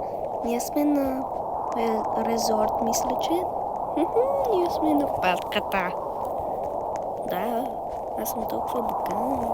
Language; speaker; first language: Bulgarian; early bilingual, heritage; Bulgarian